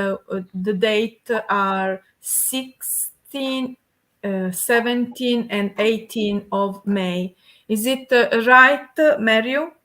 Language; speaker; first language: English; non-native, learner; Italian